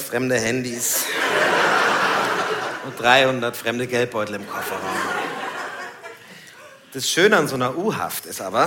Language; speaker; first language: German; native; German